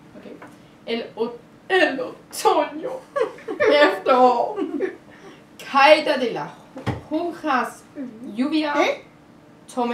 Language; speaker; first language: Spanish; non-native, learner; Danish